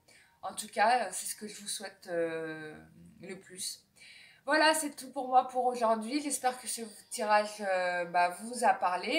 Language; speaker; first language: French; native; French